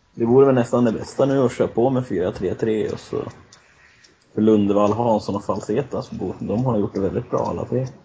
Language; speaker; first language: Swedish; native; Swedish